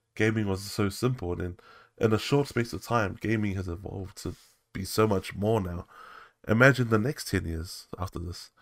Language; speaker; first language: English; native; English